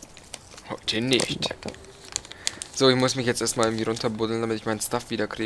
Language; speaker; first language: German; native; German